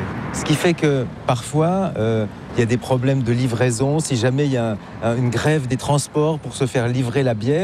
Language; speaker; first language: French; native; French